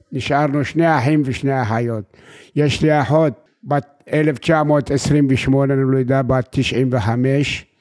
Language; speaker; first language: Hebrew; non-native, fluent; Arabic